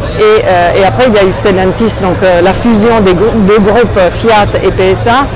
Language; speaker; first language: French; non-native, fluent; Italian